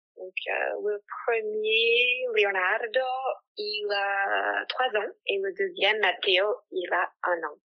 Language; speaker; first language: French; non-native, fluent; English